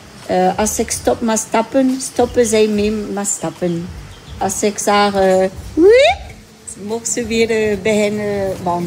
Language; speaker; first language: Dutch; non-native, local second language; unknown